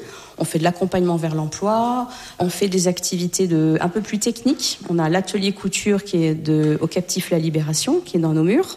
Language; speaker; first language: French; native; French